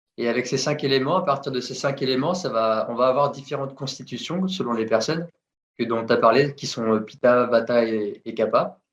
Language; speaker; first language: French; native; French